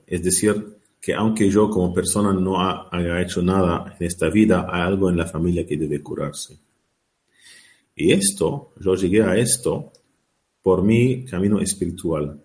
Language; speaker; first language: Spanish; non-native, learner; Arabic